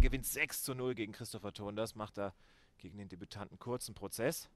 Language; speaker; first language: German; native; German